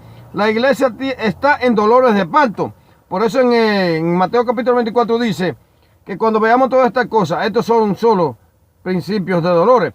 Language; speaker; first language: Spanish; native; Spanish